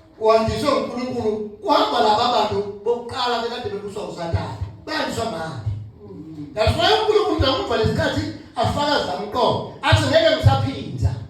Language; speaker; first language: Zulu; non-native, local second language; Swati